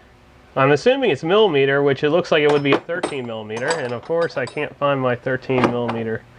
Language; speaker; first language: English; native; English